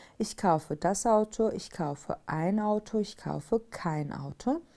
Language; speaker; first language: German; non-native, fluent; Turkish